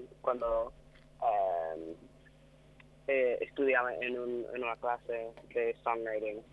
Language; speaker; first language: Spanish; non-native, learner; English